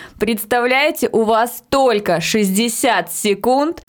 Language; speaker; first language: Russian; native; Russian